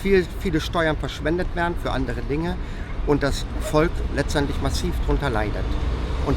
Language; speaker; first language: German; native; German